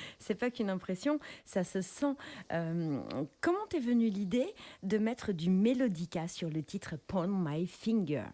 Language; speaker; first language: French; native; French